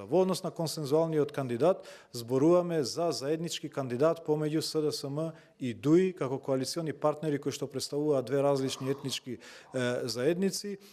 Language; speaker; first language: Macedonian; non-native, local second language; Albanian